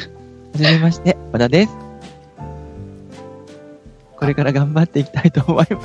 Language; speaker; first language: Japanese; native; Japanese